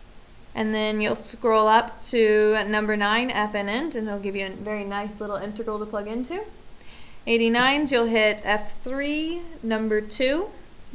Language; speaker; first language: English; native; English